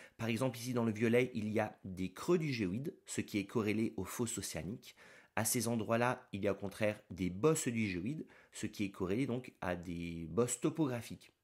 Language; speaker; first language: French; native; French